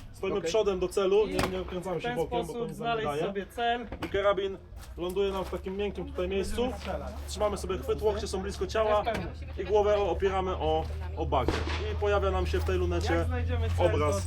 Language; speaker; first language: Polish; native; Polish